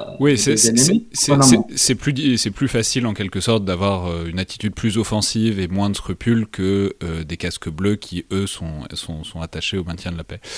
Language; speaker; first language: French; native; French